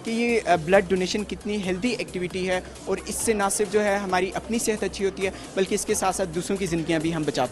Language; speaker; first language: Urdu; native; Urdu